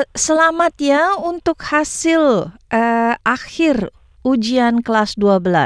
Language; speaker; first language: Indonesian; native; Indonesian